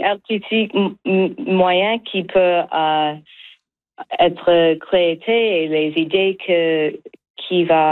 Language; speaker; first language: French; non-native, learner; English